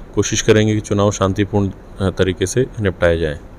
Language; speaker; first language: Hindi; native; Hindi